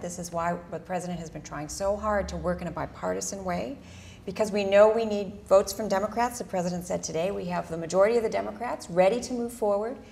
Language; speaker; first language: English; early bilingual, other home language; Spanish